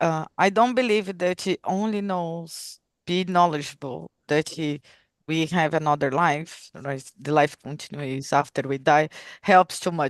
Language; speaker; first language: English; non-native, learner; Portuguese